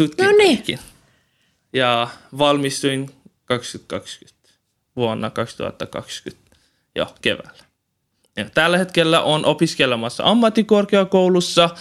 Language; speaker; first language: Finnish; non-native, learner; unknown